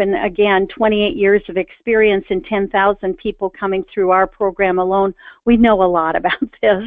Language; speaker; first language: English; native; English